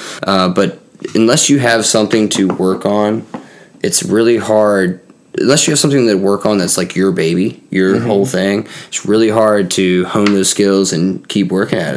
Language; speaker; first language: English; native; English